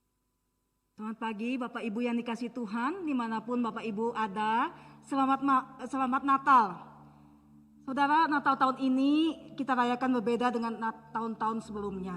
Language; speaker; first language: Malay; native; Malay